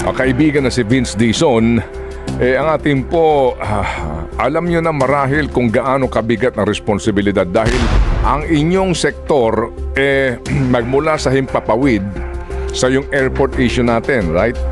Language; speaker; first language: Filipino; native; Filipino